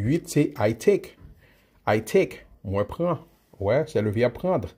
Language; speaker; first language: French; non-native, local second language; Haitian Creole